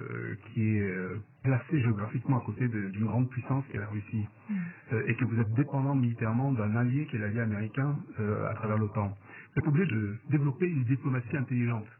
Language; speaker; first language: French; native; French